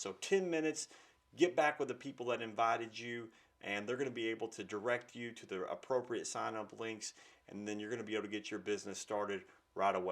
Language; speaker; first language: English; native; English